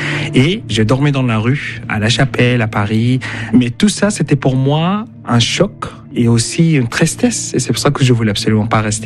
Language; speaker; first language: French; non-native, fluent; Arabic